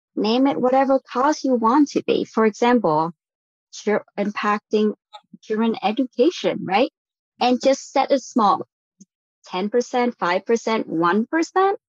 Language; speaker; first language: English; non-native, fluent; Vietnamese